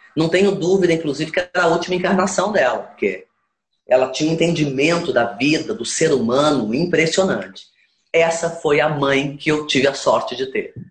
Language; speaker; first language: Portuguese; native; Portuguese